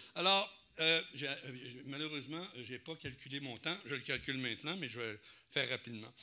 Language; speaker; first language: French; native; French